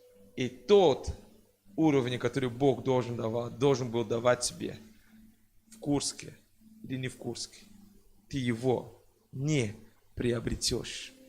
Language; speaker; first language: Russian; non-native, fluent; French